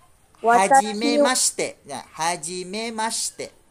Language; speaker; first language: Japanese; non-native, fluent; Malay